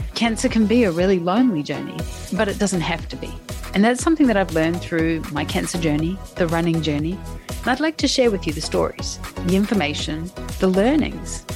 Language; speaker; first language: English; native; English